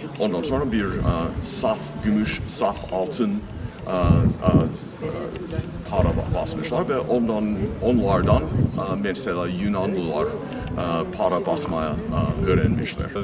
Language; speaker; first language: Turkish; non-native, learner; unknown